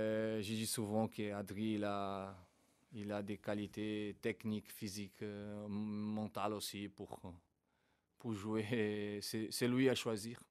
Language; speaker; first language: French; non-native, fluent; Portuguese